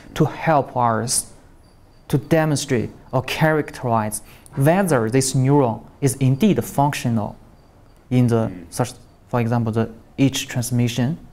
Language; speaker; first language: English; non-native, learner; Chinese